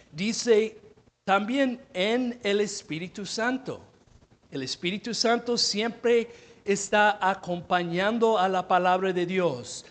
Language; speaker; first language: Spanish; non-native, fluent; English